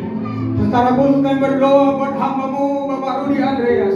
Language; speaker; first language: Indonesian; native; Indonesian